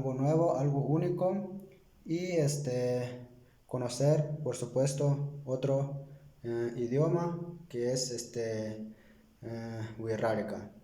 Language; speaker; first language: Spanish; non-native, local second language; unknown